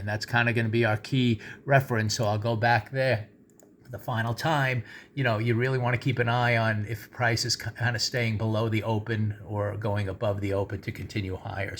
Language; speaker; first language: English; native; English